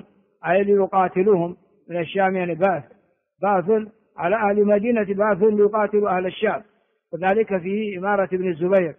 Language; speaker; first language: Arabic; non-native, fluent; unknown